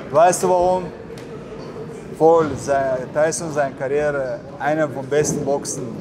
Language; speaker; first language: German; non-native, learner; Chechen